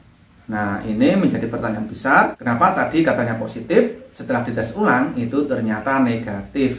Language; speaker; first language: Indonesian; native; Indonesian